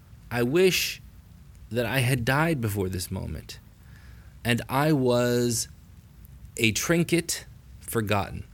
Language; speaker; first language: English; native; English